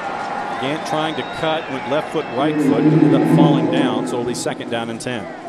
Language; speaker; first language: English; native; English